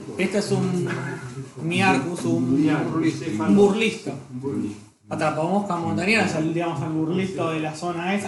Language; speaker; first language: Spanish; native; Spanish